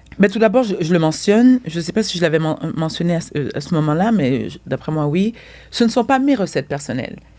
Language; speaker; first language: French; early bilingual, other home language; Haitian Creole